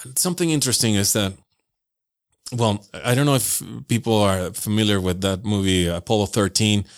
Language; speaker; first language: English; non-native, fluent; Spanish